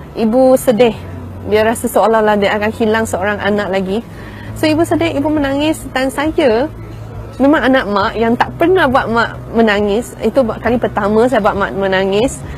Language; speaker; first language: Malay; non-native, local second language; Chinese